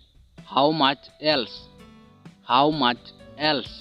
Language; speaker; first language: English; non-native, local second language; Odia